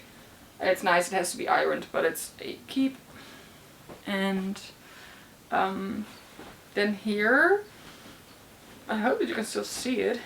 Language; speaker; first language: English; non-native, fluent; Dutch